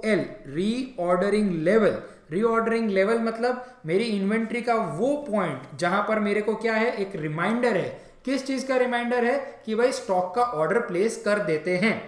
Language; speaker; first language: Hindi; native; Hindi